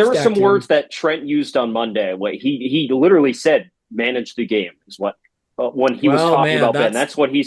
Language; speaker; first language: English; native; English